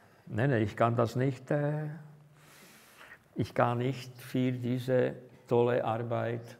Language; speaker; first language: German; non-native, fluent; Czech